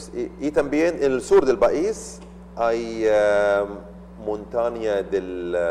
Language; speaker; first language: Spanish; non-native, learner; Arabic